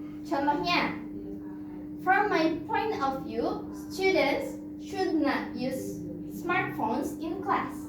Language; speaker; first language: English; non-native, fluent; Indonesian